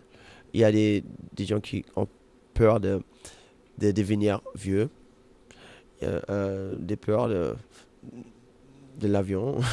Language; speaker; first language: French; non-native, fluent; German